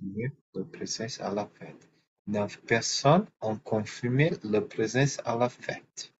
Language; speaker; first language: French; non-native, learner; Portuguese